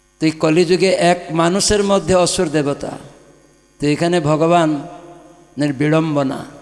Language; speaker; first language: Bangla; non-native, fluent; Odia